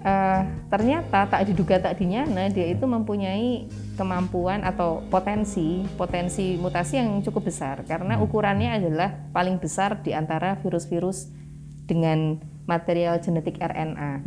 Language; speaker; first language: Indonesian; native; Indonesian